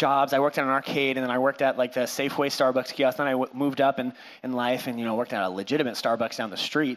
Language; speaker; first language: English; native; English